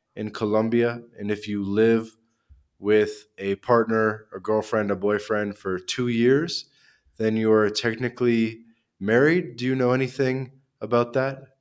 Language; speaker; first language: English; native; English